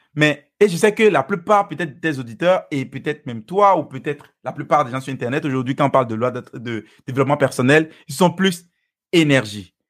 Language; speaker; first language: French; non-native, local second language; Fon